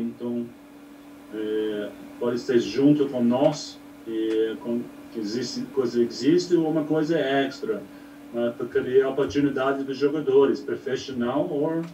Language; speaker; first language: Portuguese; non-native, learner; English